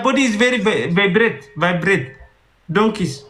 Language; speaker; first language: English; non-native, learner; Oromo